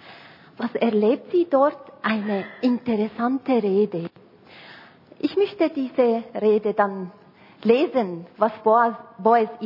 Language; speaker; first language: German; non-native, fluent; Arabic